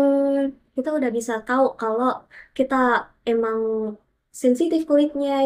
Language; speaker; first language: Indonesian; native; Indonesian